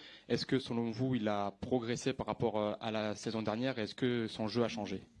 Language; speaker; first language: French; native; French